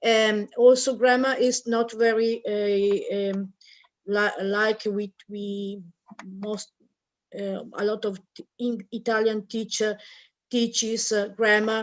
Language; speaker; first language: English; non-native, learner; Italian